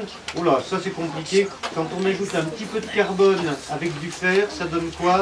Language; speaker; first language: French; native; French